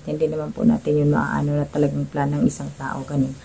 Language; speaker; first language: Filipino; native; Filipino